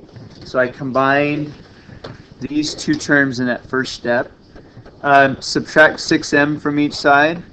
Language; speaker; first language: English; native; English